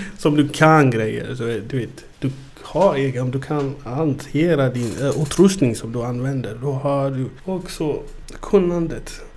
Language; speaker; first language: Swedish; early bilingual, other home language; Amharic